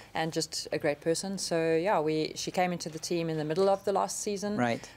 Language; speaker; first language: English; native; English